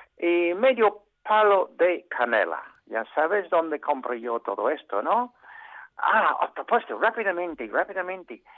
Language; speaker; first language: Spanish; non-native, fluent; English